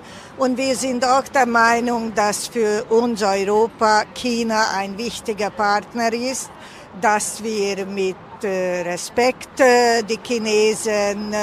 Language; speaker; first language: German; non-native, fluent; Hungarian